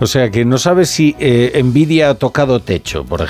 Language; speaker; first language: Spanish; native; Spanish